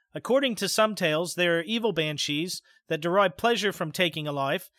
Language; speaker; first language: English; native; English